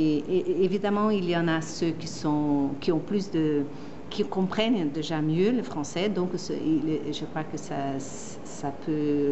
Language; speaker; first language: French; non-native, fluent; Portuguese